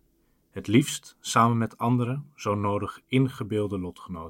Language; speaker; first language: Dutch; native; Dutch